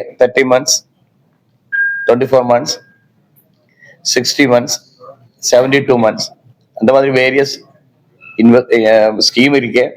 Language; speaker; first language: Tamil; non-native, local second language; Malayalam